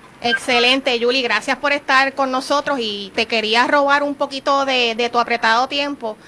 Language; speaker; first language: Spanish; native; Spanish